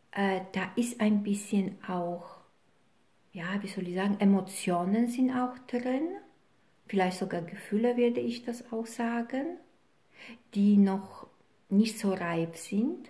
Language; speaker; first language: German; non-native, fluent; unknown